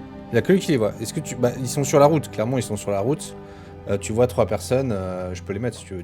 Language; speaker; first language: French; native; French